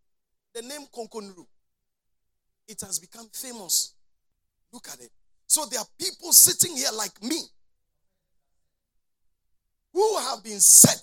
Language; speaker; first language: English; non-native, local second language; Akan